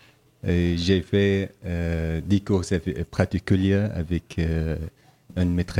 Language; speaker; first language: French; non-native, learner; Arabic